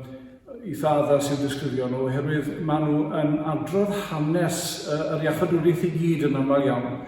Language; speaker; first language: Welsh; native; Welsh